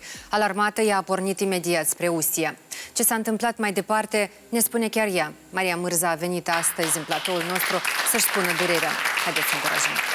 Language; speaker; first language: Romanian; native; Romanian